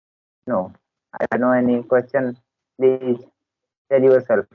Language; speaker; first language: English; non-native, learner; Hindi